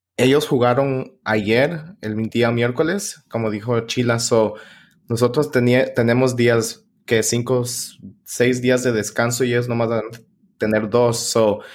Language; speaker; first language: Spanish; native; Spanish